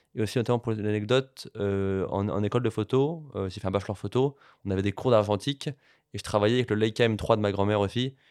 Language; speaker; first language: French; native; French